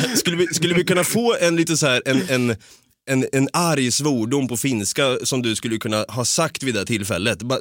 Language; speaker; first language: Swedish; native; Swedish